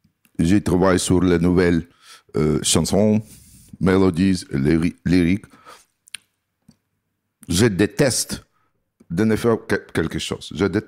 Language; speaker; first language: French; non-native, learner; Russian